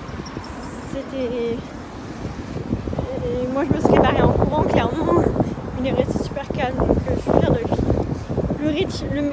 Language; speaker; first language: French; native; French